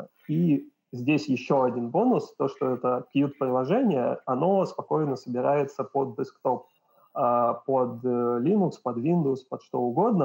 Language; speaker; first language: Russian; native; Russian